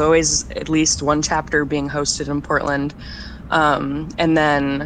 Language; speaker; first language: English; native; English